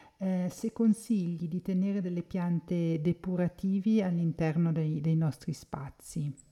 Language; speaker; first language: Italian; native; Italian